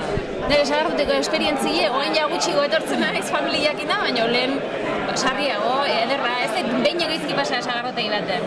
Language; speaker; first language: Basque; native; Basque